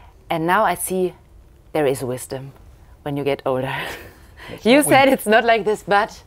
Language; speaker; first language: English; non-native, fluent; German